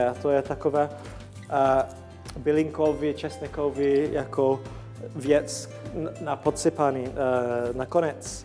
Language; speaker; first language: Czech; non-native, learner; English